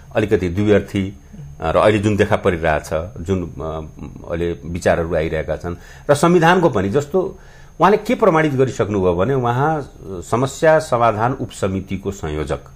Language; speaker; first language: Nepali; non-native, local second language; Bhojpuri